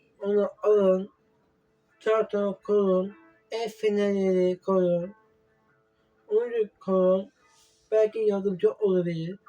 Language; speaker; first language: Turkish; non-native, learner; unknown